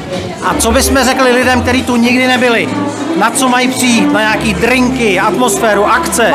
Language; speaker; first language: Czech; native; Czech